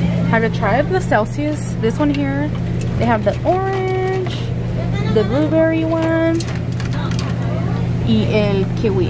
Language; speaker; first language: English; early bilingual, other home language; Spanish